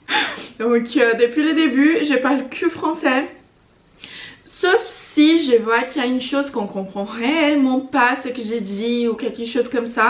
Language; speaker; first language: French; non-native, fluent; Portuguese